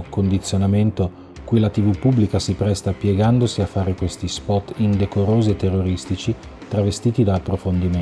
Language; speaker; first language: Italian; native; Italian